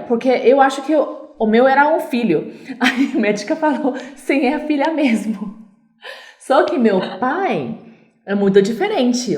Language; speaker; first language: Portuguese; non-native, learner; Chinese